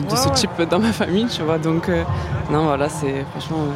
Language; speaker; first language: French; native; French